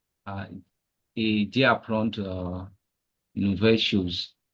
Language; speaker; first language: French; non-native, learner; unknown